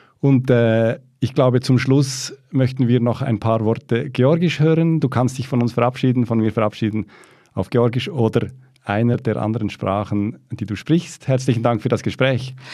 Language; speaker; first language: German; native; German